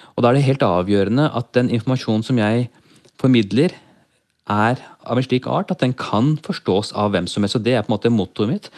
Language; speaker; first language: Norwegian; early bilingual, other home language; Urdu